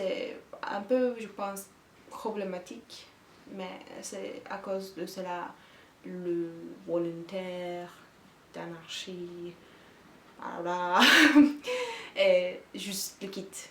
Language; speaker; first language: French; non-native, learner; Turkish